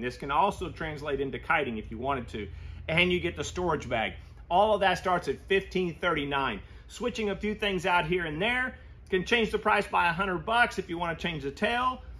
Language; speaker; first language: English; native; English